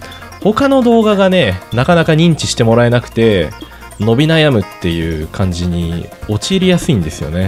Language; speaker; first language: Japanese; native; Japanese